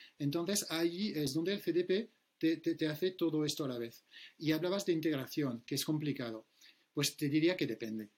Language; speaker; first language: Spanish; non-native, fluent; French